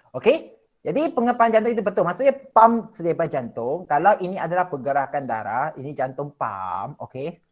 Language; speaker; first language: Malay; non-native, local second language; Chinese